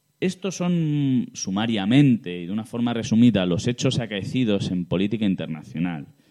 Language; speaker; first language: Spanish; native; Spanish